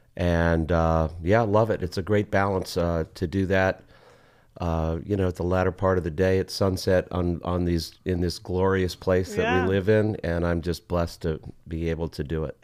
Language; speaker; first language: English; native; English